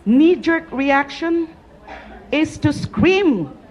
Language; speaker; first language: English; non-native, local second language; Filipino